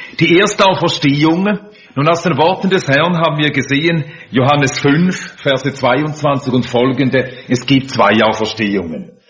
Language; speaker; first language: German; native; German